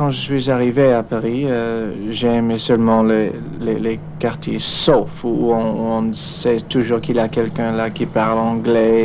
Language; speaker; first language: French; non-native, fluent; English